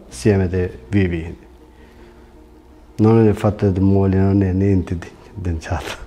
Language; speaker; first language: Italian; non-native, learner; Bangla